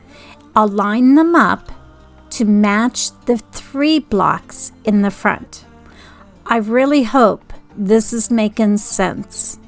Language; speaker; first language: English; native; English